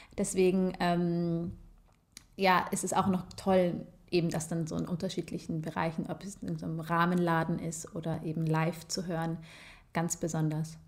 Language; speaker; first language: German; native; German